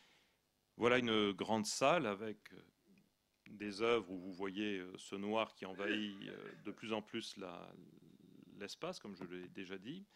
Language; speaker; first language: French; native; French